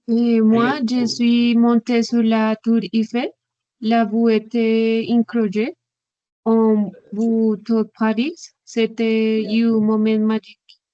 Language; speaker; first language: French; non-native, learner; Spanish